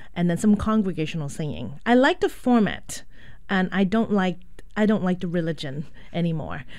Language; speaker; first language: English; non-native, local second language; Cantonese